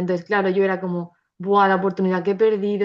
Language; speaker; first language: Spanish; native; Spanish